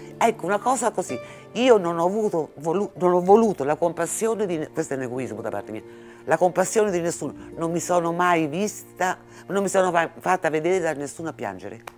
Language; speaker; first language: Italian; native; Italian